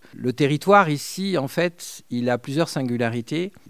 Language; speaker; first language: French; non-native, fluent; Spanish